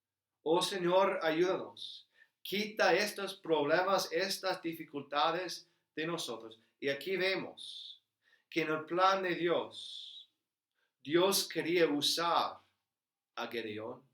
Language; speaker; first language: Spanish; non-native, fluent; English